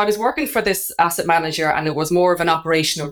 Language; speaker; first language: English; native; English